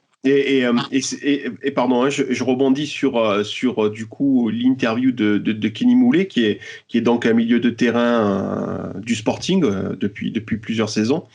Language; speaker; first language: French; native; French